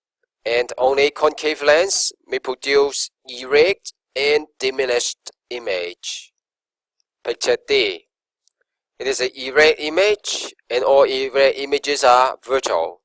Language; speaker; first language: English; non-native, local second language; Cantonese